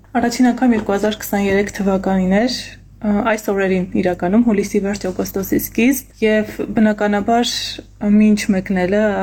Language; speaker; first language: Armenian; native; Armenian